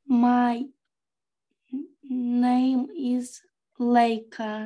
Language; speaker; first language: English; non-native, learner; Russian